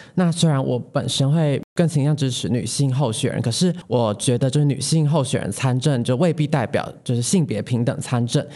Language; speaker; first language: Chinese; native; Chinese